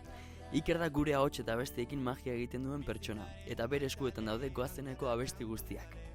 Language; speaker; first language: Basque; native; Basque